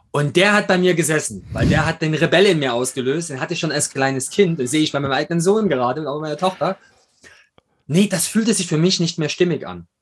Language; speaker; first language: German; native; German